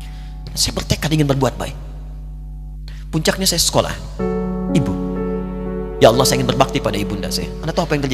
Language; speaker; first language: Indonesian; native; Indonesian